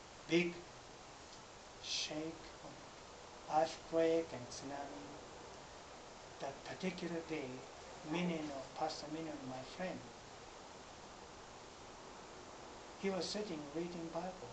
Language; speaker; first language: English; non-native, fluent; Japanese